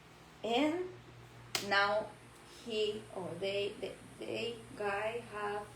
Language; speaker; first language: English; non-native, learner; Spanish